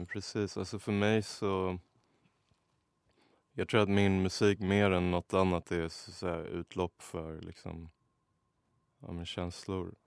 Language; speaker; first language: Swedish; native; Swedish